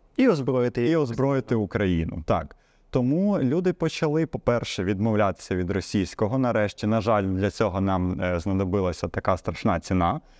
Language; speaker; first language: Ukrainian; native; Ukrainian